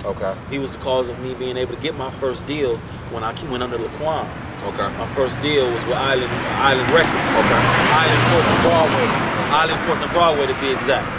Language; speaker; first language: English; native; English